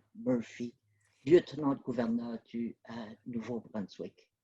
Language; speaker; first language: French; native; French